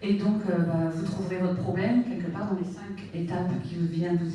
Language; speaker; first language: French; native; French